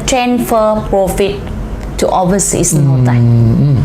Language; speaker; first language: English; non-native, learner; Vietnamese